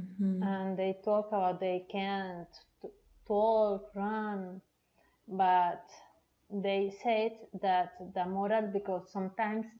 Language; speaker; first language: English; non-native, learner; Spanish